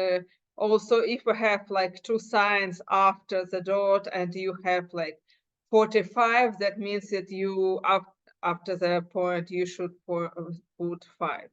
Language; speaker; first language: English; non-native, fluent; Ukrainian